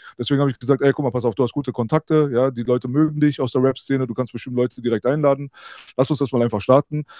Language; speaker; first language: German; early bilingual, other home language; Persian